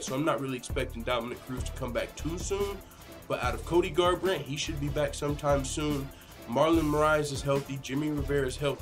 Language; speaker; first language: English; native; English